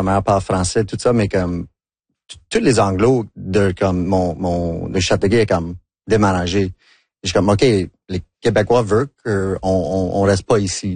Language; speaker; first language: French; non-native, local second language; English